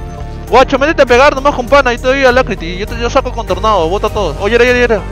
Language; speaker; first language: Spanish; native; Spanish